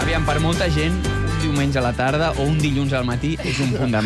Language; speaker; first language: Catalan; native; Catalan